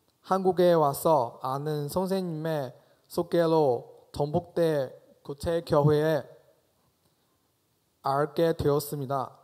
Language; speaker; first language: Korean; non-native, fluent; Chinese